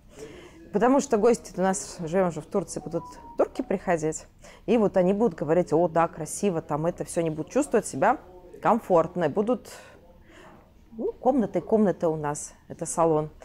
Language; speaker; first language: Russian; native; Russian